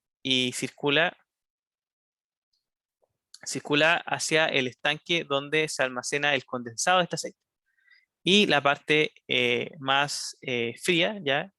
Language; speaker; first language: Spanish; native; Spanish